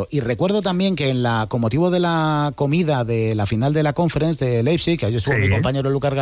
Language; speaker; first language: Spanish; native; Spanish